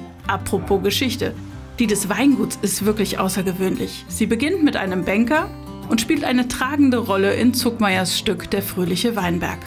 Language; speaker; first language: German; native; German